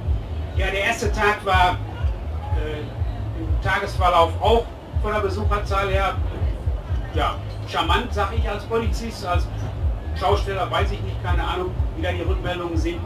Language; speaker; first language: German; native; German